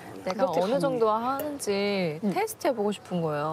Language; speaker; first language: Korean; native; Korean